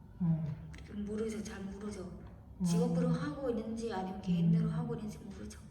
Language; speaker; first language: Korean; non-native, fluent; Vietnamese